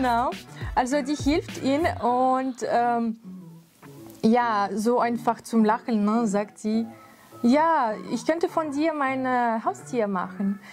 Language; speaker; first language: German; non-native, fluent; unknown